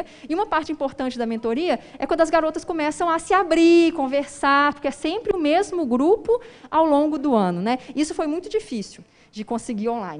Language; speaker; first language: Portuguese; native; Portuguese